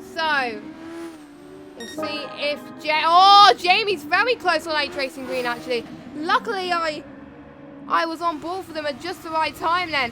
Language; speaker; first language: English; native; English